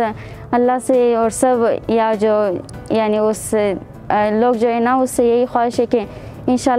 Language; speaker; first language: Hindi; non-native, learner; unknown